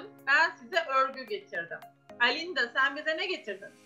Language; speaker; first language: Turkish; early bilingual, heritage; Turkish